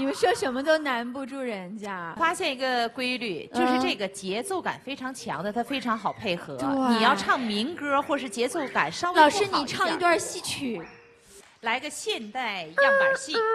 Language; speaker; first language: Chinese; native; Chinese